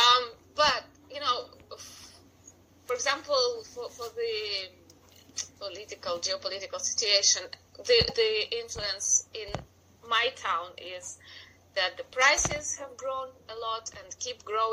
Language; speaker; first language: English; non-native, fluent; Russian